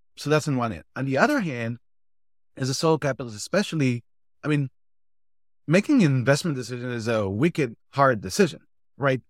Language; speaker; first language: English; non-native, fluent; Hebrew